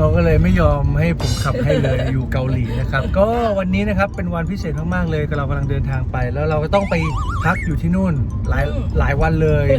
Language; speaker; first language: Thai; native; Thai